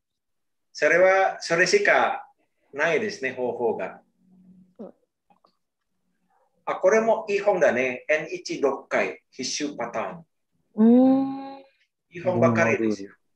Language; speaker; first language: Japanese; non-native, learner; Indonesian